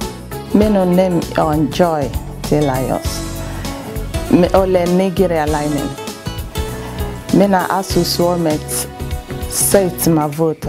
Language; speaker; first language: Finnish; non-native, learner; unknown